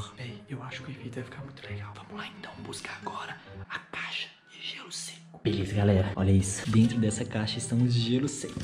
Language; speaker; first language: Portuguese; native; Portuguese